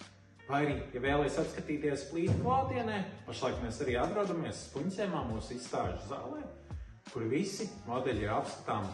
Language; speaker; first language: Latvian; native; Latvian